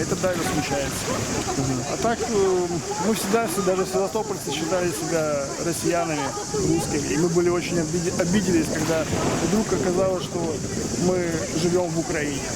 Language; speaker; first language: Russian; native; Russian